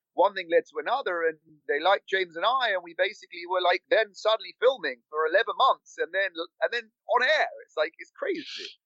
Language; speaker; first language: English; native; English